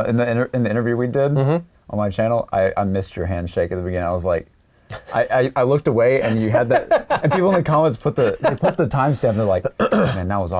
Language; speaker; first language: English; native; English